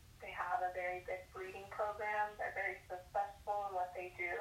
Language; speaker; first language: English; native; English